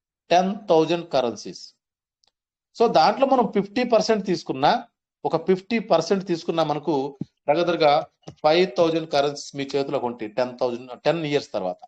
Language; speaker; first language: Telugu; native; Telugu